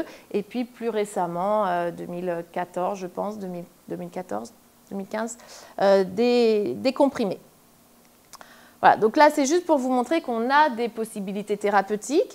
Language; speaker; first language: French; native; French